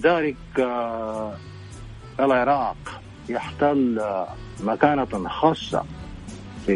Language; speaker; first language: Arabic; non-native, fluent; Japanese